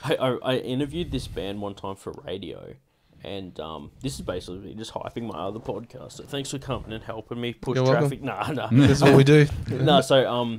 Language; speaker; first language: English; native; English